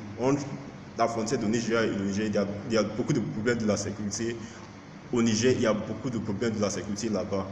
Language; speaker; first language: French; non-native, fluent; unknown